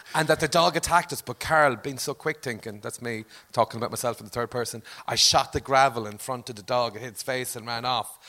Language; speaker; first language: English; native; English